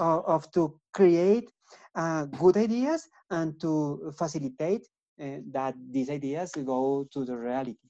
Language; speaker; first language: English; non-native, learner; Spanish